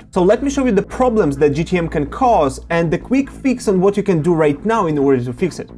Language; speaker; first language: English; non-native, fluent; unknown